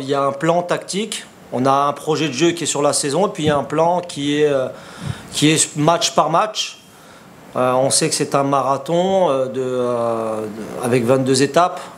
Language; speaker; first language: French; native; French